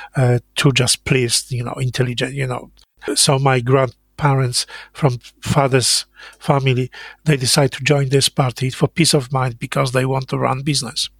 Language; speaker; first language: English; non-native, fluent; Polish